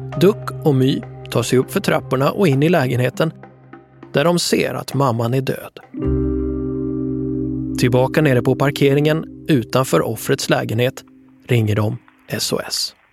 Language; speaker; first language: Swedish; native; Swedish